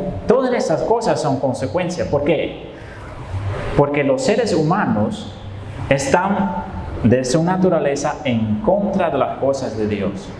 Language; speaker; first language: Spanish; non-native, fluent; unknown